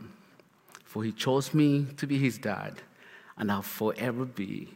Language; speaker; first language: English; non-native, local second language; Kinyarwanda